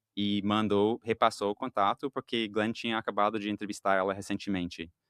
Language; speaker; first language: Portuguese; non-native, fluent; English